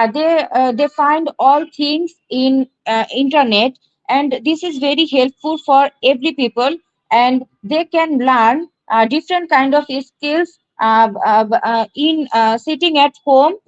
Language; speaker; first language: English; non-native, learner; Bangla